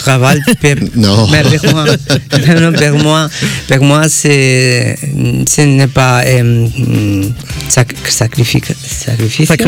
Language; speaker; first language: French; non-native, learner; Spanish